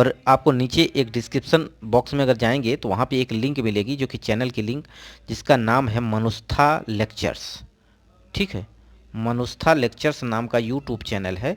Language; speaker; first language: Hindi; native; Hindi